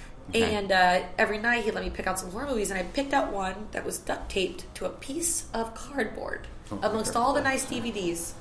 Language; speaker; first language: English; native; English